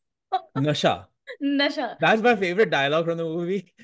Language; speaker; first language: English; non-native, local second language; Hindi